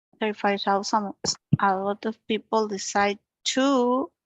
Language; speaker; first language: English; non-native, learner; Spanish